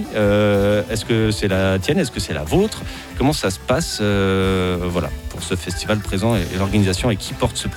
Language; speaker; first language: French; native; French